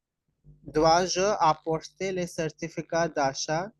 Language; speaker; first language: French; non-native, fluent; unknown